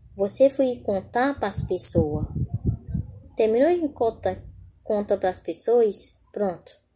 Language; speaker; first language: Portuguese; non-native, learner; Haitian Creole